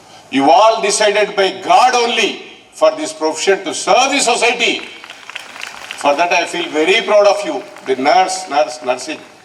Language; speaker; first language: English; non-native, local second language; Telugu